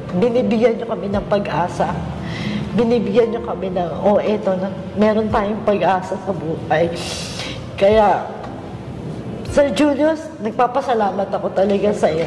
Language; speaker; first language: Filipino; native; Filipino